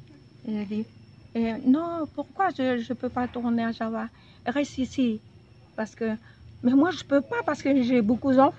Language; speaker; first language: French; non-native, local second language; Javanese